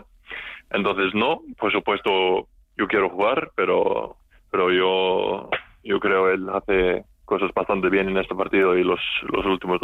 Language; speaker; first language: Spanish; non-native, learner; Icelandic